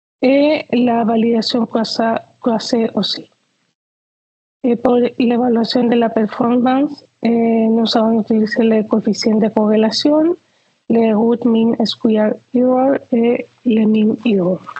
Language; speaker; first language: French; non-native, fluent; Spanish